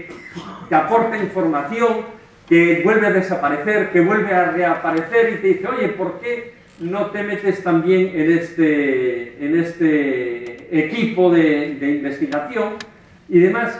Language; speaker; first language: Spanish; native; Spanish